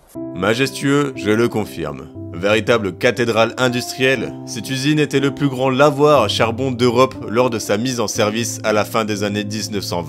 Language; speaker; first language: French; native; French